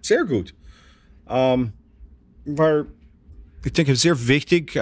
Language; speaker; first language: German; non-native, fluent; English